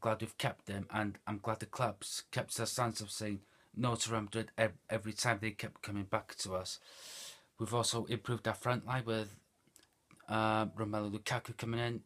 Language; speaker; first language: English; native; English